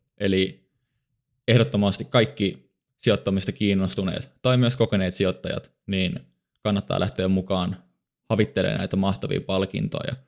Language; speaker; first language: Finnish; native; Finnish